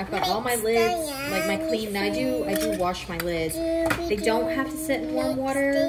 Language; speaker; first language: English; native; English